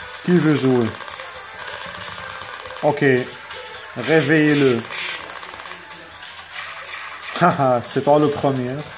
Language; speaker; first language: French; non-native, fluent; Arabic